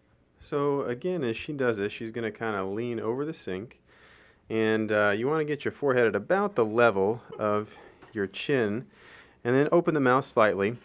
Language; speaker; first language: English; native; English